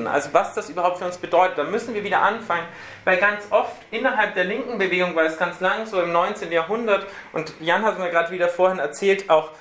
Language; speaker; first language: German; native; German